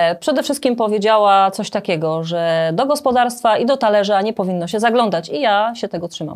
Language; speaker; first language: Polish; native; Polish